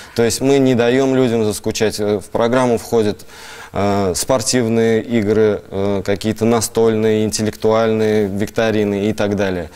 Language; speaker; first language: Russian; native; Russian